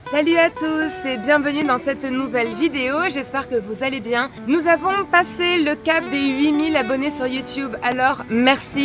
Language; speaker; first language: French; native; French